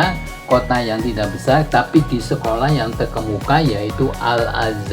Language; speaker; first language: Indonesian; non-native, local second language; Dutch